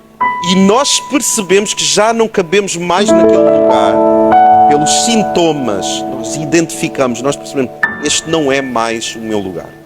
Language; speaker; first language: Portuguese; native; Portuguese